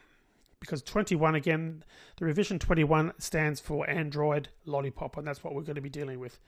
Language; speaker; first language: English; native; English